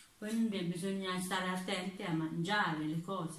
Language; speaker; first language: Italian; non-native, learner; Cebuano